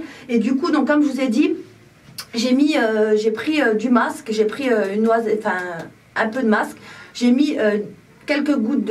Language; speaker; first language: French; native; French